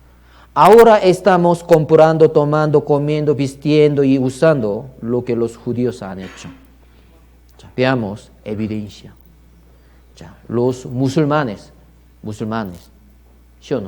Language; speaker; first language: Spanish; non-native, learner; Korean